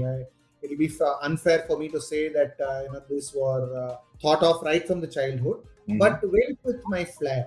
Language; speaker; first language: English; non-native, local second language; Tamil